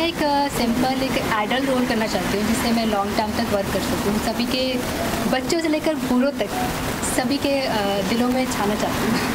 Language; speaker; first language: Hindi; native; Hindi